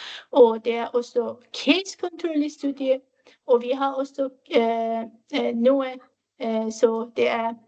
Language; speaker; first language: Danish; non-native, fluent; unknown